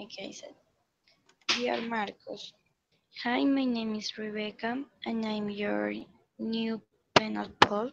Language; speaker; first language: English; non-native, learner; Spanish